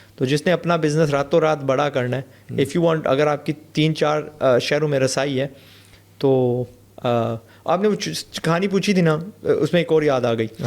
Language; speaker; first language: Urdu; non-native, fluent; English